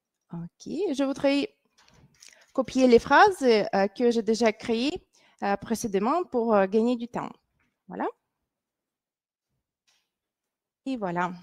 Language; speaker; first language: French; non-native, fluent; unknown